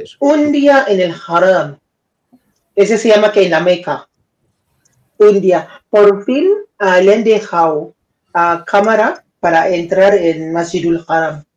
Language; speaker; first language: Spanish; non-native, fluent; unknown